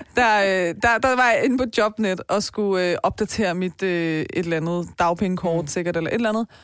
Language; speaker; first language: Danish; early bilingual, other home language; Persian